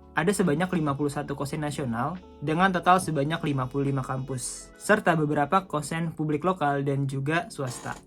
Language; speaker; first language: Indonesian; native; Indonesian